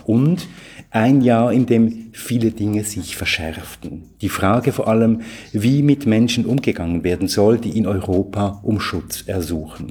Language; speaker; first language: German; native; German